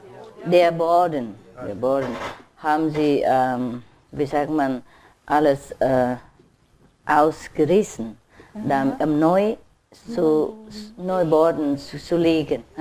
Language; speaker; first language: German; non-native, learner; Vietnamese